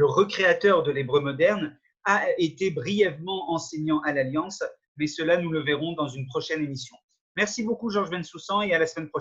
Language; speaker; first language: French; native; French